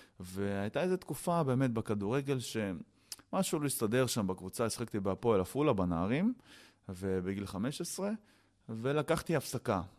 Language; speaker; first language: Hebrew; early bilingual, other home language; Russian